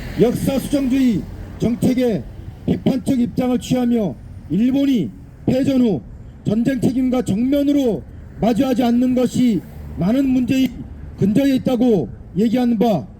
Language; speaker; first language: Korean; native; Korean